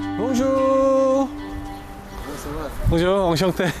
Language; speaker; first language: French; non-native, learner; Korean